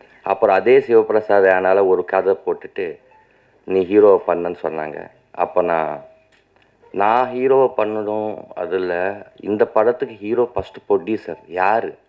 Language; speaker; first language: Tamil; non-native, local second language; Telugu